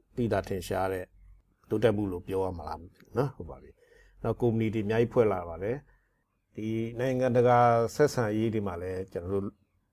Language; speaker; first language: Burmese; non-native, local second language; Shan